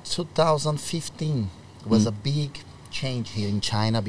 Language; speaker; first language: English; non-native, learner; Portuguese